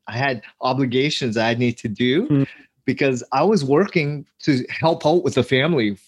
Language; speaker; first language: English; native; English